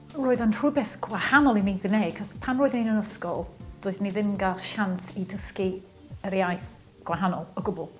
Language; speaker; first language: Welsh; non-native, local second language; English